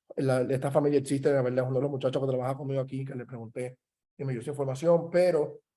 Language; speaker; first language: Spanish; early bilingual, heritage; Spanish